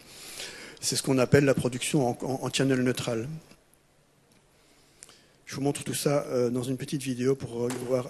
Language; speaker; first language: French; native; French